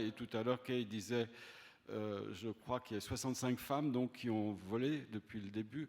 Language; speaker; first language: French; native; French